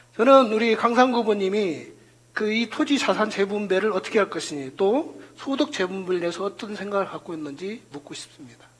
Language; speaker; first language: Korean; native; Korean